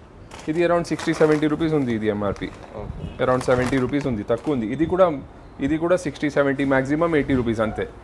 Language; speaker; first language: Telugu; non-native, local second language; Hindi